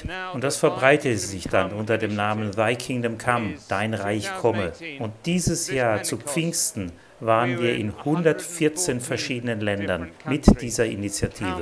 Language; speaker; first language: German; native; German